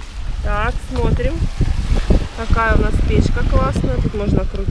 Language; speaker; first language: Russian; native; Russian